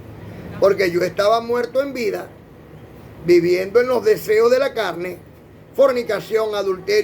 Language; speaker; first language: Spanish; native; Spanish